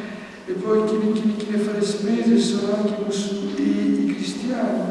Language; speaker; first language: Italian; native; Italian